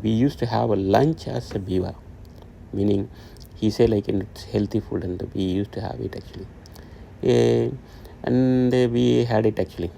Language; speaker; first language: English; non-native, local second language; Tamil